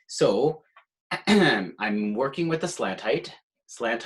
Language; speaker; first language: English; native; English